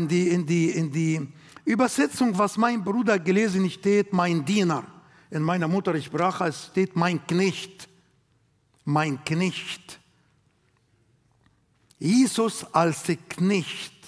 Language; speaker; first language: German; non-native, learner; Arabic